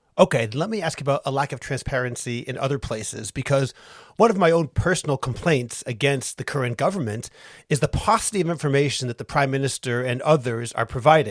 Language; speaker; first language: English; native; English